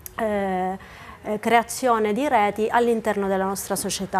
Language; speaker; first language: Italian; native; Italian